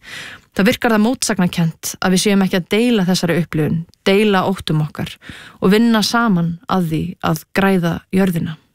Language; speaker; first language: Icelandic; native; Icelandic